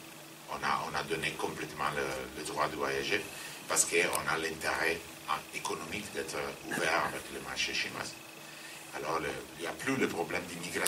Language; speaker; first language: French; non-native, fluent; Italian